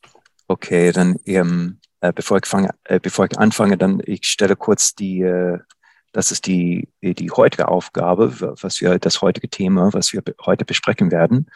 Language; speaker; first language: German; non-native, fluent; English